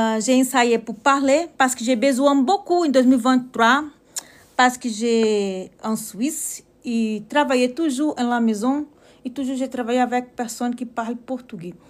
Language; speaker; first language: French; non-native, learner; Portuguese